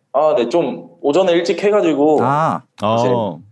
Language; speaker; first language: Korean; native; Korean